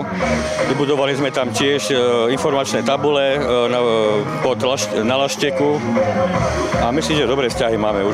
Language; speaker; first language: Slovak; native; Slovak